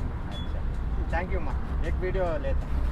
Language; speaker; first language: Hindi; non-native, local second language; Telugu